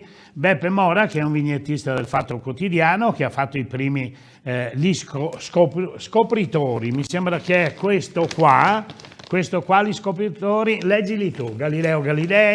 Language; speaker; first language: Italian; native; Italian